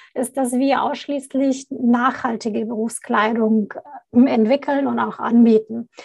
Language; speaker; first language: German; non-native, fluent; Arabic